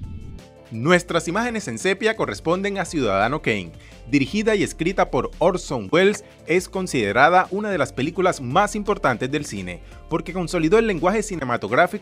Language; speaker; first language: Spanish; native; Spanish